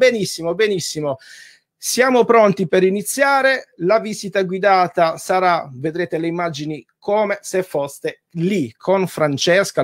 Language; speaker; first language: Italian; native; Italian